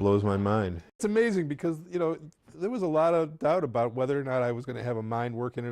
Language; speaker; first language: English; native; English